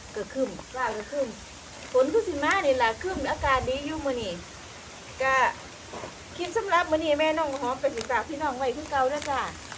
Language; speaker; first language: Thai; native; Thai